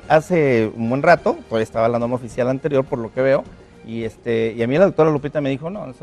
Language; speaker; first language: Spanish; native; Spanish